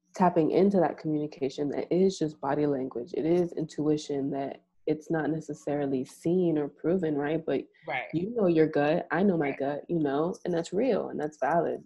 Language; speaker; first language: English; native; English